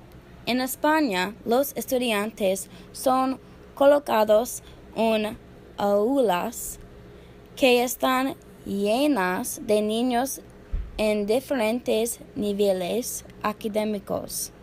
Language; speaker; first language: Spanish; non-native, learner; English